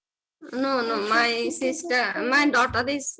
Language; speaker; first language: English; non-native, learner; Bangla